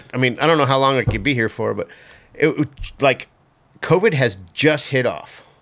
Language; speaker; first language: English; native; English